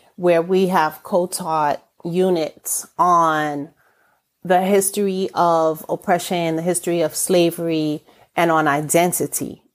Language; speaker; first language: English; native; English